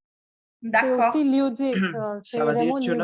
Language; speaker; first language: French; non-native, learner; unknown